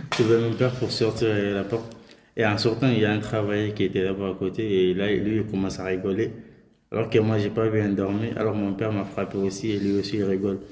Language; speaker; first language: French; non-native, local second language; Soninke